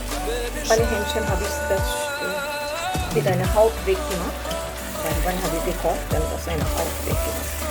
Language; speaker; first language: German; non-native, learner; Hindi